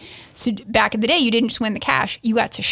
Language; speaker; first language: English; native; English